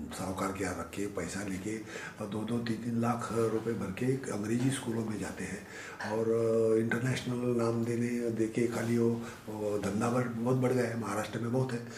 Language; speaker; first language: Hindi; non-native, local second language; Marathi